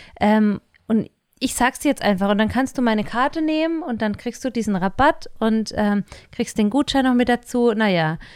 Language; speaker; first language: German; native; German